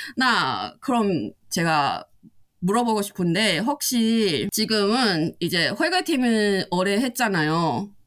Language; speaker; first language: Korean; non-native, fluent; Chinese